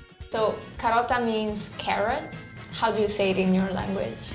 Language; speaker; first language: English; non-native, fluent; Italian